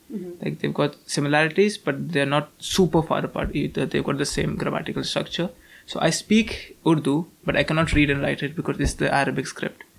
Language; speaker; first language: English; non-native, local second language; Hindi